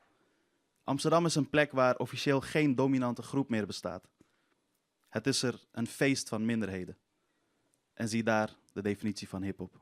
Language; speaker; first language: Dutch; early bilingual, other home language; Persian